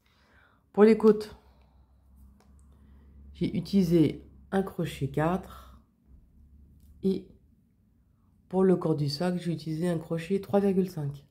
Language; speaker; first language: French; native; French